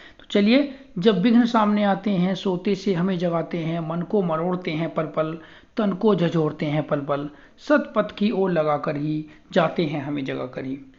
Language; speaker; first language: Hindi; native; Hindi